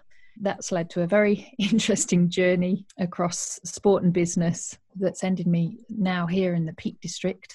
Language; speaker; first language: English; native; English